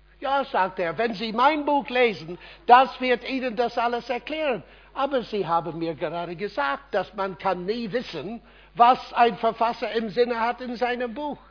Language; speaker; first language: German; non-native, fluent; English